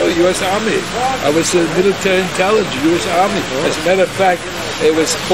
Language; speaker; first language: English; non-native, fluent; German